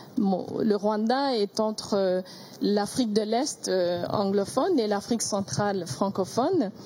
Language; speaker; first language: French; non-native, local second language; Kinyarwanda